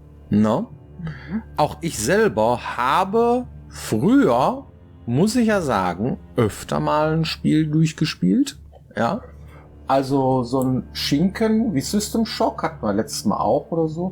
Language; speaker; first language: German; native; German